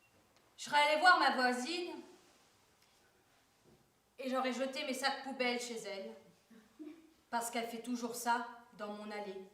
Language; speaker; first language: French; native; French